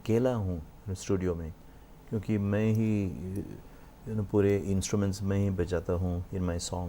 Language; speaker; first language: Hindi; non-native, local second language; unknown